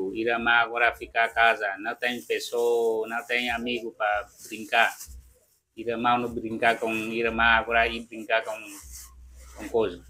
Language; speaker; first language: Portuguese; non-native, learner; Vietnamese